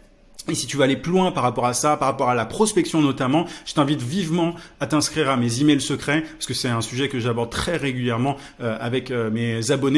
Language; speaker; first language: French; native; French